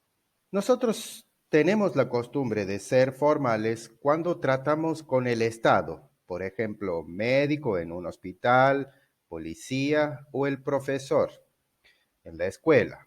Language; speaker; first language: Spanish; non-native, fluent; Portuguese